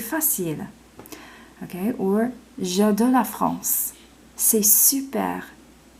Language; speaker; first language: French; non-native, fluent; English